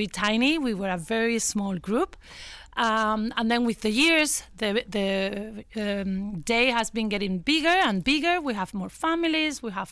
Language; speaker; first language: English; non-native, fluent; Spanish